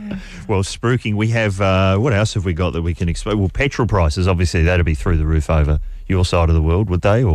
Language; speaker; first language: English; native; English